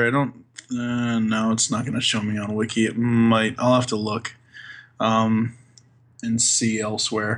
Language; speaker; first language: English; native; English